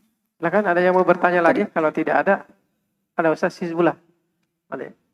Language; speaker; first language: Indonesian; native; Indonesian